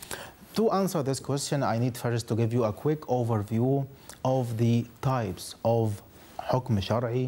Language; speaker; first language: English; non-native, fluent; Arabic